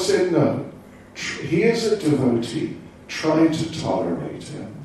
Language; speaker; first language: English; native; English